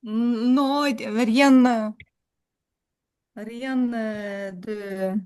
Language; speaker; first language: French; non-native, learner; Ukrainian